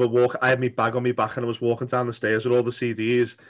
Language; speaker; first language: English; native; English